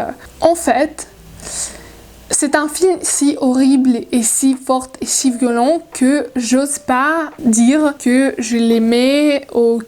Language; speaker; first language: French; non-native, learner; Russian